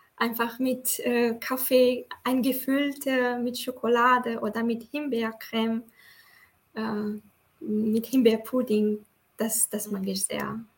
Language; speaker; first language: German; non-native, fluent; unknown